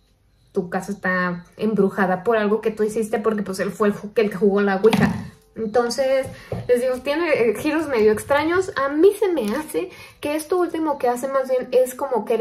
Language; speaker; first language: Spanish; native; Spanish